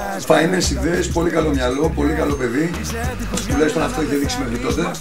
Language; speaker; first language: Greek; early bilingual, heritage; Greek